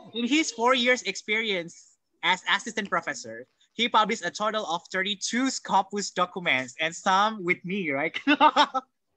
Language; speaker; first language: English; non-native, fluent; Indonesian